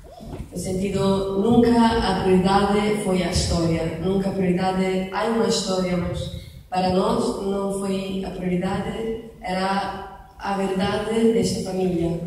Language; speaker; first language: Portuguese; non-native, learner; Italian